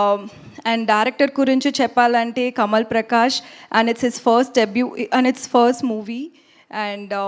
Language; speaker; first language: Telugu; non-native, learner; Tamil